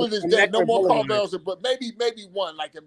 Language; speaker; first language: English; native; English